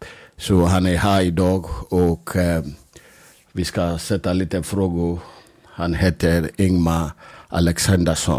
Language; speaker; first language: Swedish; non-native, fluent; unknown